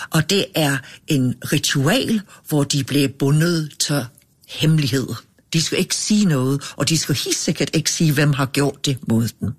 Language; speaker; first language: Danish; non-native, fluent; English